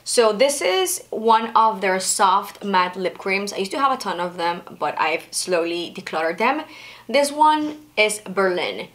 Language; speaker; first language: English; non-native, fluent; Spanish